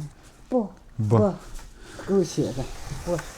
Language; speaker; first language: Chinese; native; Chinese